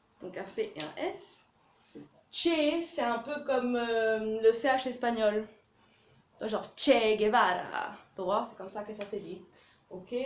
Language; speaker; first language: French; native; French